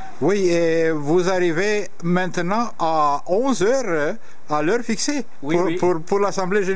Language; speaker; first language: French; non-native, learner; Romanian